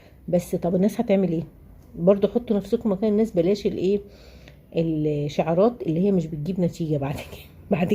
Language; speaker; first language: Arabic; native; Arabic